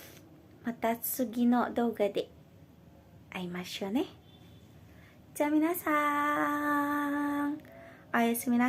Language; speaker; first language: Japanese; non-native, learner; Indonesian